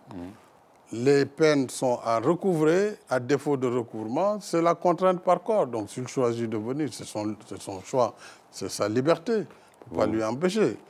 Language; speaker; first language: French; non-native, local second language; Fula